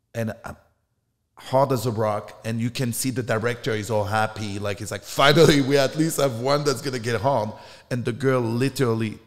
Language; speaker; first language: English; non-native, fluent; French